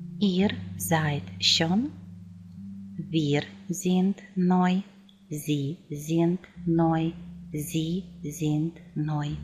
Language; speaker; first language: German; non-native, fluent; Ukrainian